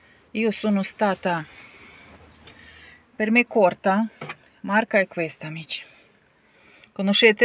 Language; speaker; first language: Italian; non-native, learner; Russian